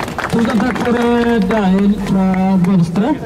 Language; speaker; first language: Norwegian; non-native, fluent; Amharic